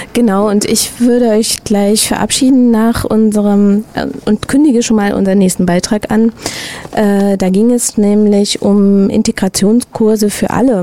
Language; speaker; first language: German; native; German